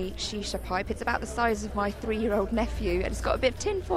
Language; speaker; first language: English; native; English